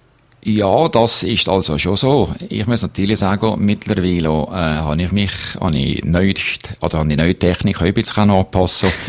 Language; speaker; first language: German; native; German